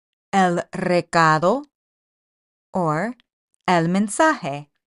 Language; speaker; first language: Spanish; non-native, fluent; English